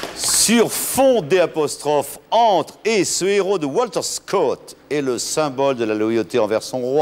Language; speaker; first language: French; native; French